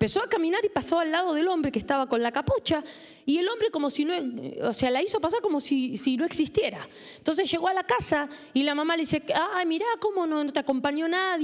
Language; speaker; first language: Spanish; native; Spanish